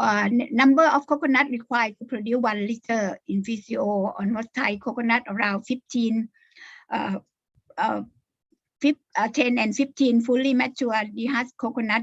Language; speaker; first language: English; non-native, learner; Thai